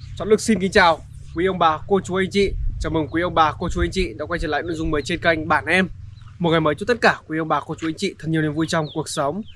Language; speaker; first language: Vietnamese; native; Vietnamese